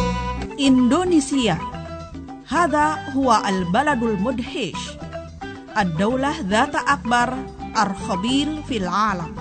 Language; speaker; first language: Arabic; non-native, fluent; Indonesian